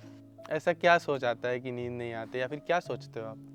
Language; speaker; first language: Hindi; native; Hindi